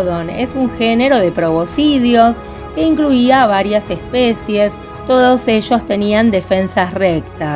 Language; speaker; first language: Spanish; native; Spanish